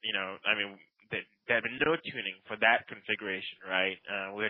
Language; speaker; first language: English; non-native, local second language; Akan